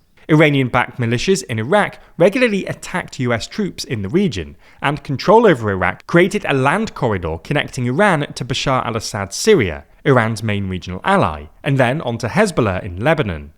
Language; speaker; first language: English; native; English